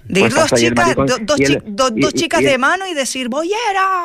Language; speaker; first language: Spanish; native; Spanish